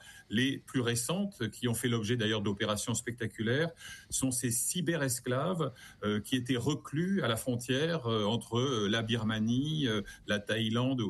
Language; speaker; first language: French; native; French